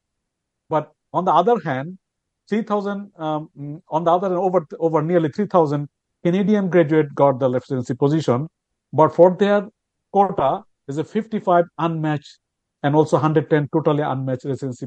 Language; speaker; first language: English; non-native, local second language; Bangla